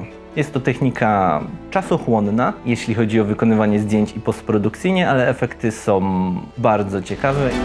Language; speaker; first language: Polish; native; Polish